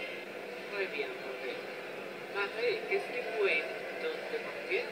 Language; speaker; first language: French; non-native, learner; Spanish